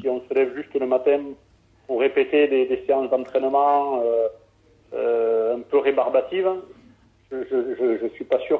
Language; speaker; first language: French; native; French